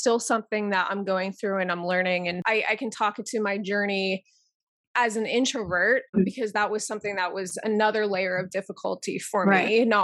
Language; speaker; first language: English; native; English